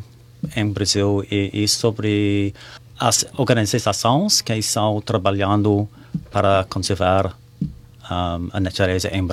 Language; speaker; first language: Portuguese; non-native, learner; English